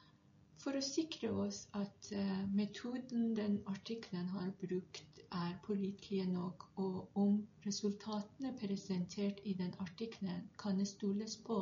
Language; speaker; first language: Norwegian; non-native, fluent; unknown